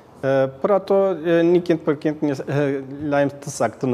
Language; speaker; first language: Albanian; early bilingual, heritage; Albanian